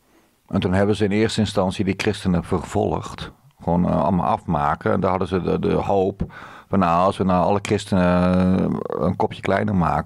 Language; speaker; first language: Dutch; native; Dutch